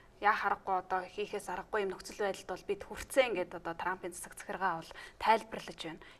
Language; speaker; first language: Mongolian; native; Mongolian